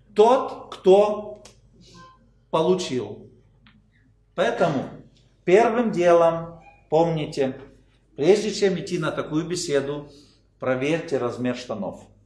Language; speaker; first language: Russian; non-native, fluent; German